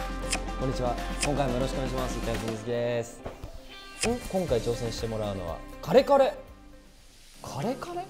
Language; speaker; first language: Japanese; native; Japanese